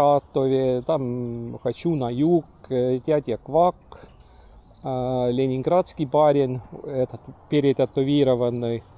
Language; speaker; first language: Russian; non-native, local second language; Estonian